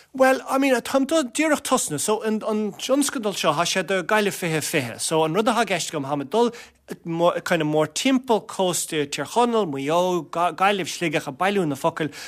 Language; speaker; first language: Irish; non-native, local second language; English